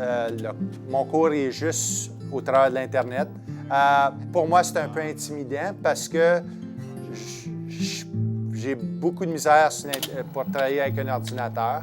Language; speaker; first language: French; native; French